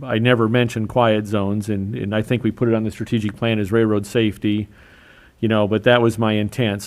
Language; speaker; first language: English; native; English